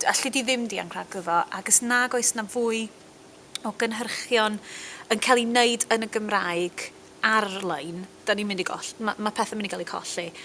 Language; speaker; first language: Welsh; native; Welsh